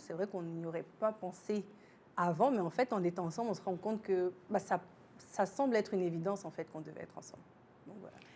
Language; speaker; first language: French; native; French